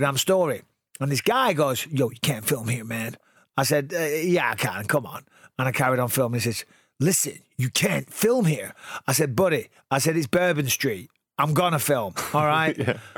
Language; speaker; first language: English; native; English